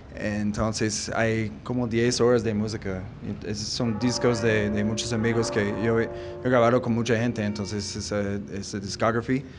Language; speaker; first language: Spanish; non-native, learner; English